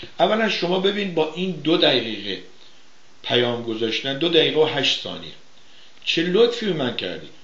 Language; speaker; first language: Persian; native; Persian